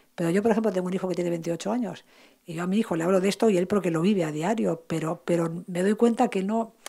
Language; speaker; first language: Spanish; native; Spanish